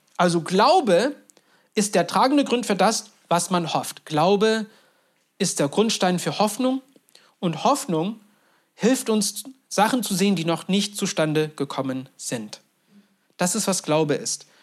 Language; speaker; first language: German; non-native, fluent; Turkish